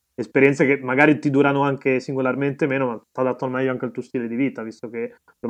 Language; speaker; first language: Italian; native; Italian